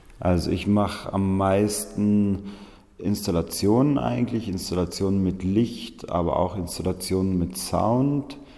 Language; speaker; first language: German; native; German